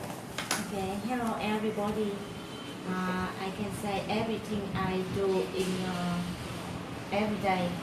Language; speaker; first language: English; non-native, learner; Vietnamese